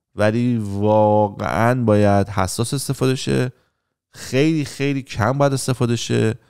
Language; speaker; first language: Persian; native; Persian